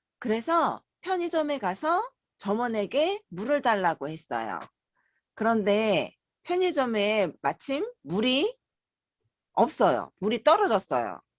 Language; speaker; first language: Korean; native; Korean